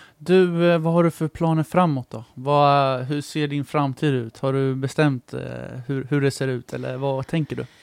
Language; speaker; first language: Swedish; native; Swedish